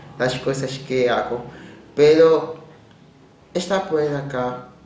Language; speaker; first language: Spanish; non-native, learner; Portuguese